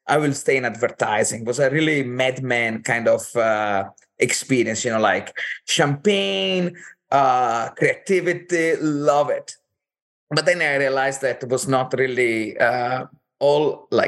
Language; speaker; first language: English; non-native, fluent; Italian